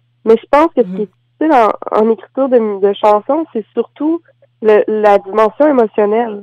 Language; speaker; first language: French; native; French